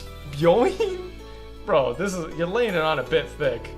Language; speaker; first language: English; native; English